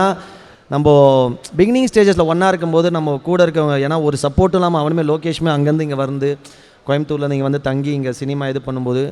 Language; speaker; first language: Tamil; native; Tamil